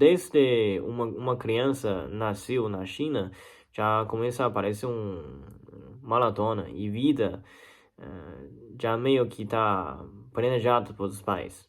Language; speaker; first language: Portuguese; non-native, learner; Chinese